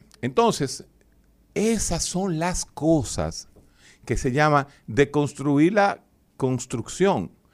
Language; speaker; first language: Spanish; native; Spanish